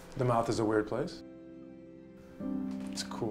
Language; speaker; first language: English; native; English